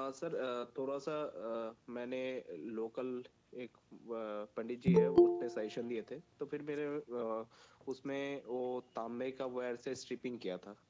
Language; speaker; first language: Hindi; non-native, local second language; Bangla